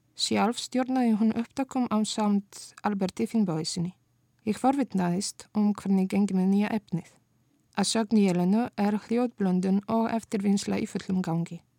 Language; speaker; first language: Icelandic; non-native, fluent; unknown